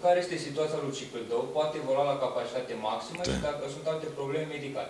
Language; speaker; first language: Romanian; native; Romanian